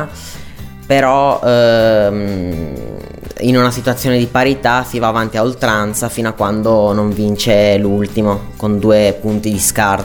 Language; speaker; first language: Italian; native; Italian